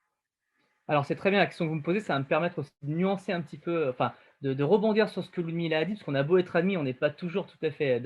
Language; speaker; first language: French; native; French